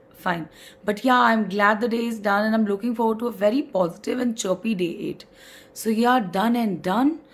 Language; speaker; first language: English; non-native, local second language; Hindi